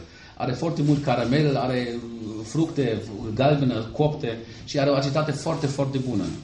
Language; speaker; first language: Romanian; non-native, fluent; German